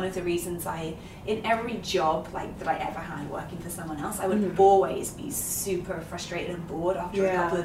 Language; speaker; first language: English; native; English